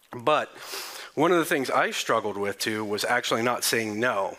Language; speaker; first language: English; native; English